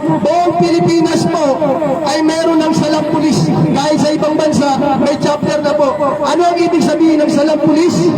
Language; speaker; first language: Filipino; native; Filipino